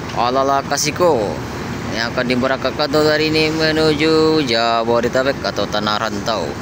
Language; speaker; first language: Malay; non-native, local second language; Minangkabau